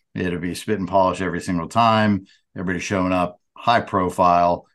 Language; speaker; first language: English; native; English